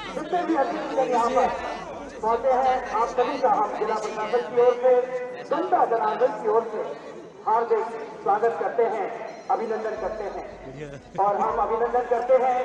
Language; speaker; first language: Hindi; native; Hindi